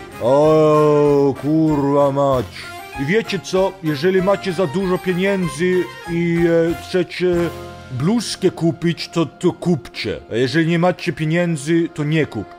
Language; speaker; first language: Polish; early bilingual, heritage; Polish